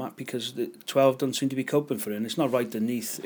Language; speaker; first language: English; native; English